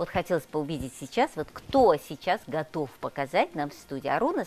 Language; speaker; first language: Russian; native; Russian